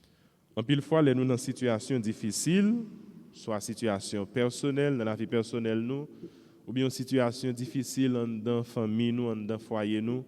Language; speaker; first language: French; non-native, local second language; Haitian Creole